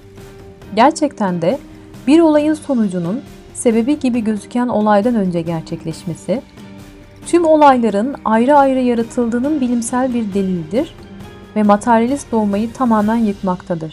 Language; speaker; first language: Turkish; native; Turkish